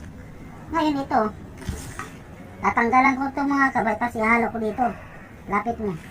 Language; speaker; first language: Filipino; non-native, local second language; Cebuano